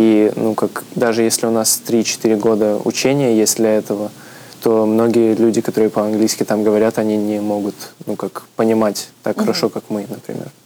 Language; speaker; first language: Russian; early bilingual, heritage; Russian